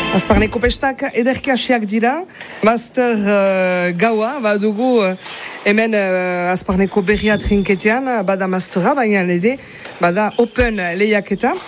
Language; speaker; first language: Basque; native; Basque